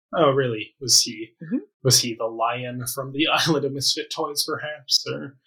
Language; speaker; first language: English; native; English